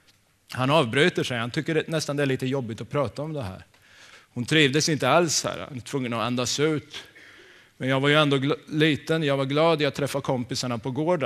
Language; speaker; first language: Swedish; native; Swedish